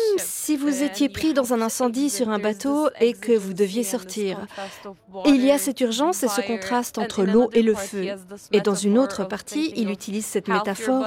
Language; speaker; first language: French; non-native, fluent; Turkish